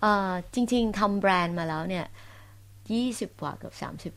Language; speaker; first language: Thai; native; Thai